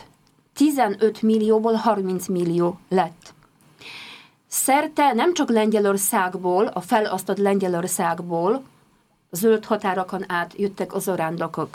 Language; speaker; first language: Hungarian; non-native, fluent; Polish